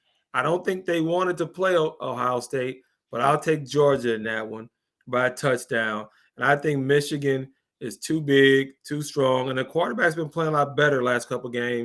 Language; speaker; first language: English; native; English